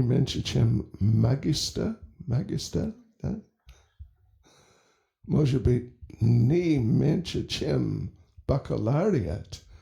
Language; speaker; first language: Russian; non-native, learner; English